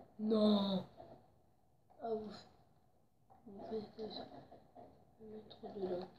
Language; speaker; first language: French; native; French